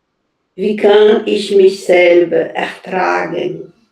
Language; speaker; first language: German; non-native, fluent; Portuguese